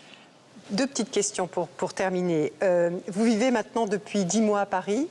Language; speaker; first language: French; native; French